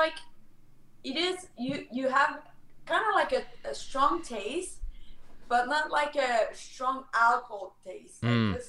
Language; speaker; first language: English; non-native, fluent; French